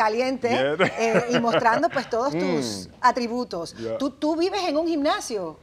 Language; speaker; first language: Spanish; native; Spanish